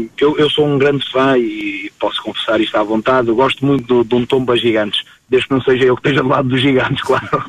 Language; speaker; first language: Portuguese; native; Portuguese